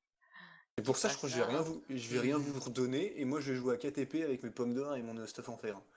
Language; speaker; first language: French; native; French